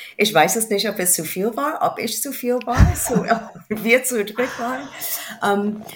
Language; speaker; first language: German; non-native, fluent; English